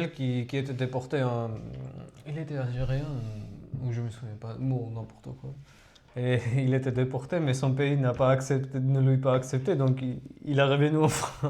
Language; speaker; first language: French; non-native, fluent; Georgian